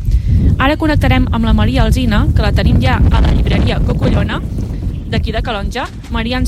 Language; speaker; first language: Catalan; native; Catalan